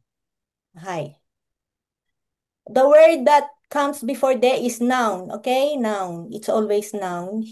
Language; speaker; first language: English; non-native, local second language; Filipino